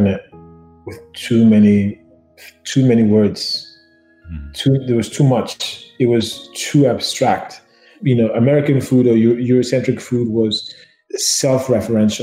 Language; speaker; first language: English; non-native, local second language; Yoruba